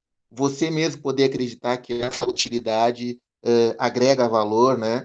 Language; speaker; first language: Portuguese; native; Portuguese